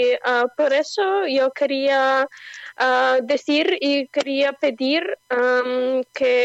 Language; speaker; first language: Spanish; non-native, fluent; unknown